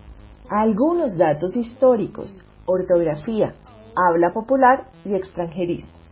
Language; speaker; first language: Spanish; native; Spanish